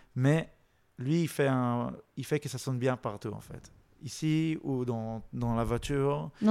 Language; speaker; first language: French; non-native, fluent; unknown